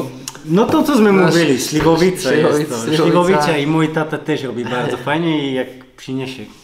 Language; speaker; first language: Polish; non-native, learner; Slovak